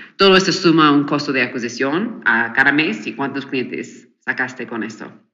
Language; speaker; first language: Spanish; non-native, fluent; English